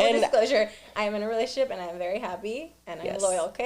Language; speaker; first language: English; native; English